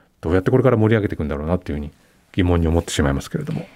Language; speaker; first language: Japanese; native; Japanese